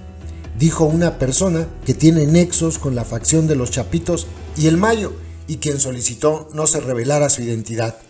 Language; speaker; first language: Spanish; native; Spanish